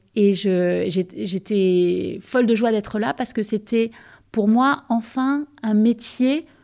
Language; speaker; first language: French; native; French